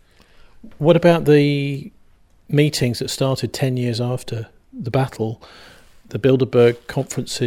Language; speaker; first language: English; native; English